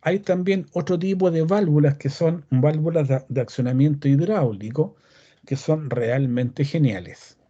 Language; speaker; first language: Spanish; native; Spanish